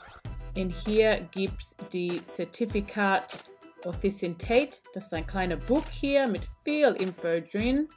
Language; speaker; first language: German; non-native, learner; English